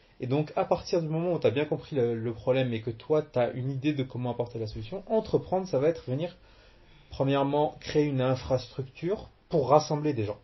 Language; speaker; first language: French; early bilingual, other home language; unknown